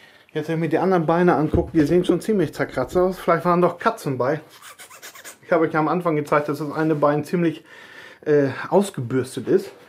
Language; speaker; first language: German; native; German